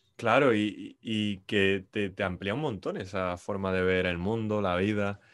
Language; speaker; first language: Spanish; native; Spanish